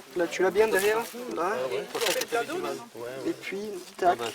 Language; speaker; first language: French; native; French